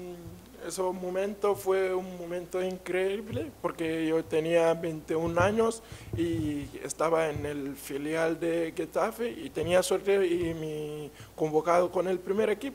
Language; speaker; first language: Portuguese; non-native, learner; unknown